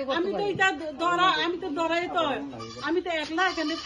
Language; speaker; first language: Bangla; non-native, local second language; Kok Borok